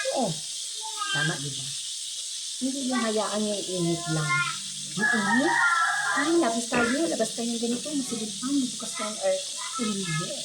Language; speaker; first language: Filipino; non-native, local second language; Cebuano